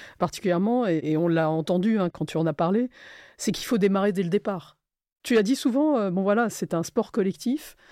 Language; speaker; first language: French; native; French